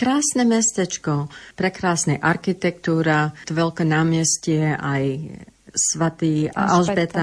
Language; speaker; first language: Slovak; early bilingual, heritage; English